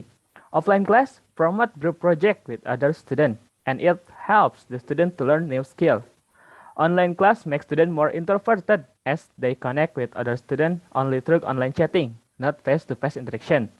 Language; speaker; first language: English; non-native, learner; Indonesian